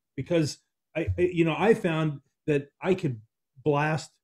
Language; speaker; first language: English; native; English